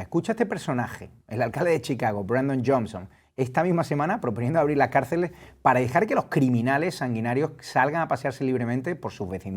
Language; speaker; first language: Spanish; native; Spanish